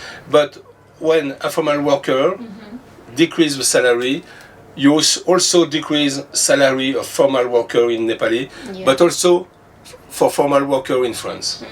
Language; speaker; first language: English; non-native, learner; French